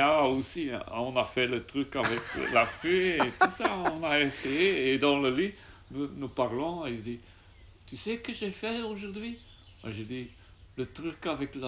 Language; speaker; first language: French; non-native, learner; Czech